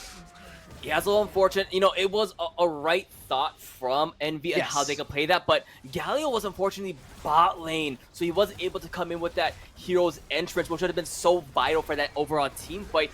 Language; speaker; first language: English; native; English